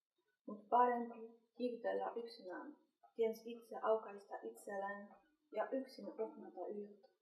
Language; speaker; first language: Finnish; non-native, learner; Polish